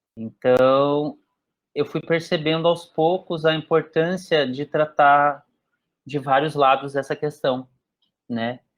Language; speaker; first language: Portuguese; native; Portuguese